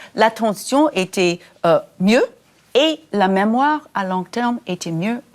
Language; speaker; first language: French; non-native, fluent; English